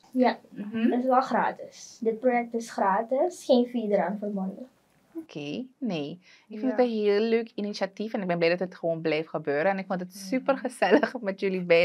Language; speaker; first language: Dutch; native; Dutch